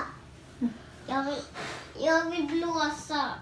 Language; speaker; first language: Swedish; early bilingual, other home language; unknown